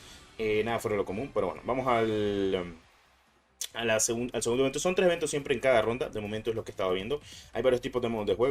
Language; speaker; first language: Spanish; native; Spanish